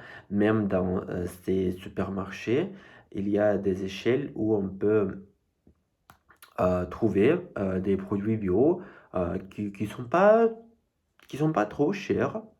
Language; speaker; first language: French; non-native, fluent; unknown